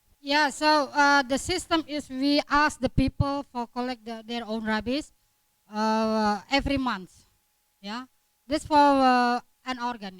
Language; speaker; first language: English; non-native, learner; Indonesian